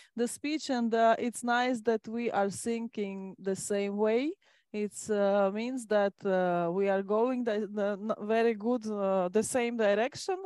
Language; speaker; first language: English; non-native, fluent; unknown